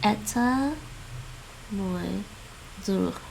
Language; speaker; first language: Russian; non-native, learner; Dutch